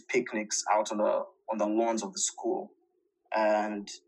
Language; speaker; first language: English; non-native, local second language; Ganda